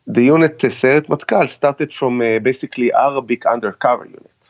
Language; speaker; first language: English; non-native, fluent; Hebrew